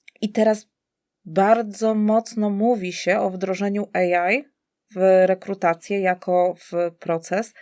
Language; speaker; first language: Polish; native; Polish